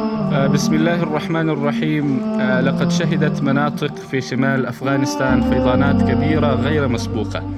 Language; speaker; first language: Arabic; non-native, fluent; Pashto